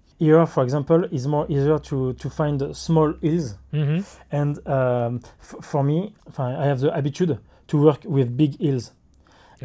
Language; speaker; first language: English; non-native, learner; French